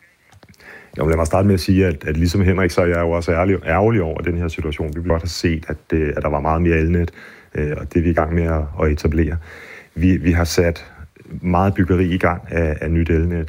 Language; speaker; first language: Danish; native; Danish